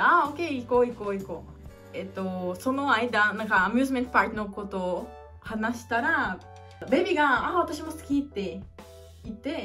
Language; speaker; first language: Japanese; non-native, learner; Portuguese